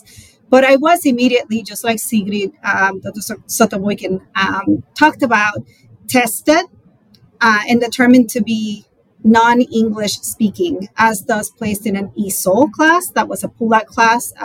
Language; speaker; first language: English; non-native, fluent; Spanish